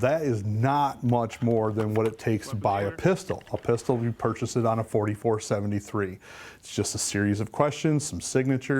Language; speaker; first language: English; native; English